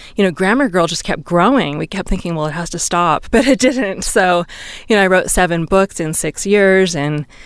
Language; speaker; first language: English; native; English